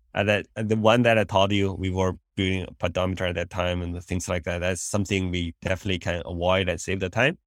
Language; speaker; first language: English; non-native, fluent; Chinese